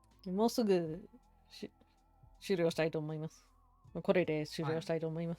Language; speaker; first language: Japanese; non-native, learner; English